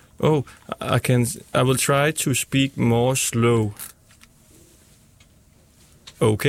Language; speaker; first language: English; non-native, learner; Danish